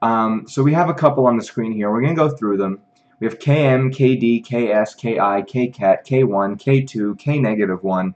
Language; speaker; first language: English; native; English